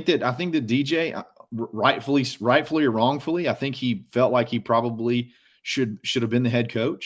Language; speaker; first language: English; native; English